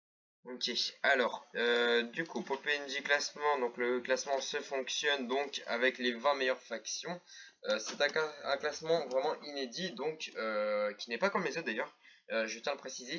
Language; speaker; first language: French; native; French